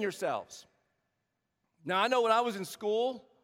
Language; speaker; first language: English; native; English